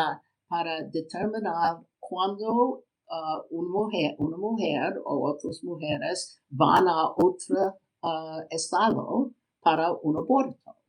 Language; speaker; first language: Spanish; non-native, learner; English